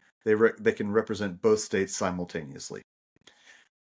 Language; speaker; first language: English; native; English